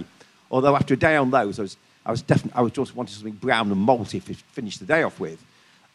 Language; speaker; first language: English; native; English